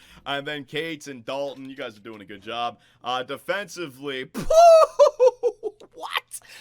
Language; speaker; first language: English; native; English